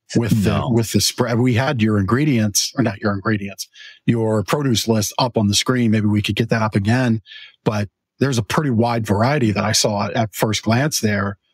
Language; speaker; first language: English; native; English